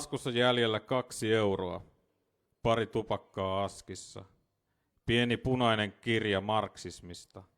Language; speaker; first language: Finnish; native; Finnish